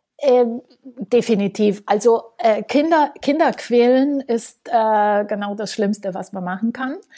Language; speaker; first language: German; non-native, fluent; Romanian